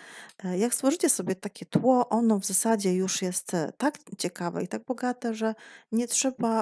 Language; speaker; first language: Polish; native; Polish